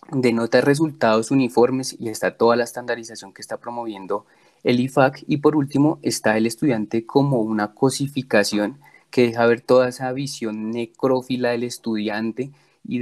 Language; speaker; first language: Spanish; native; Spanish